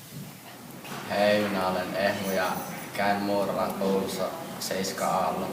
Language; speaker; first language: Finnish; early bilingual, other home language; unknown